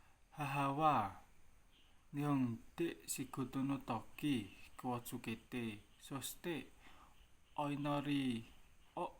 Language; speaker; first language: Japanese; non-native, learner; Indonesian